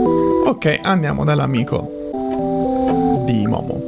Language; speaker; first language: Italian; native; Italian